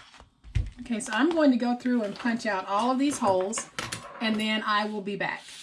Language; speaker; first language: English; native; English